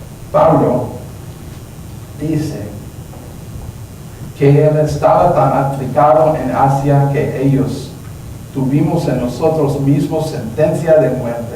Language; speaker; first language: Spanish; non-native, learner; English